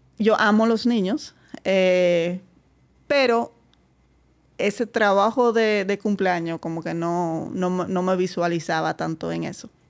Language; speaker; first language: Spanish; non-native, fluent; Dutch